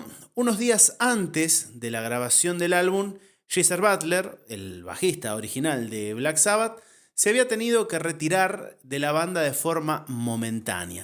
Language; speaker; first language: Spanish; native; Spanish